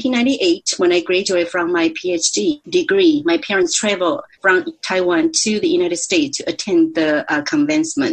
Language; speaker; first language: English; non-native, fluent; Chinese